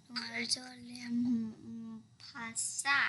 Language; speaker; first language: French; non-native, learner; English